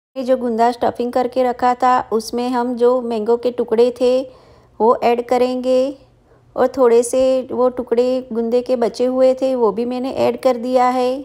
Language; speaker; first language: Hindi; non-native, local second language; Gujarati